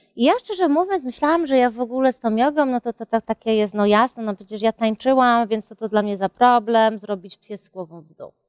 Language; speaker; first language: Polish; early bilingual, heritage; Polish